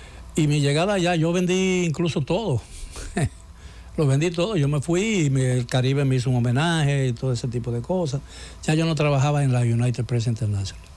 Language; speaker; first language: Spanish; native; Spanish